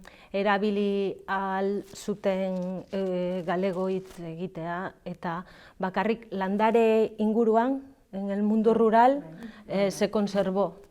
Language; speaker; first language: Basque; non-native, learner; Galician